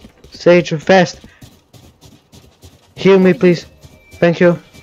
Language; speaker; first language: English; non-native, learner; Serbian